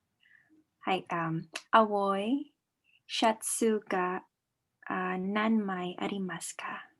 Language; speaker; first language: Japanese; non-native, learner; Filipino